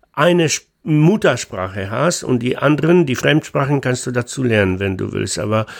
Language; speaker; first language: German; non-native, fluent; Polish